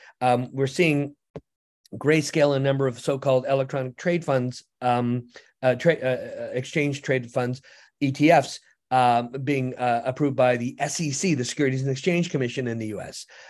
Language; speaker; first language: English; native; English